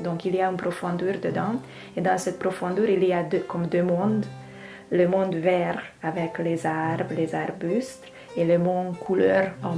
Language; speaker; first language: French; non-native, fluent; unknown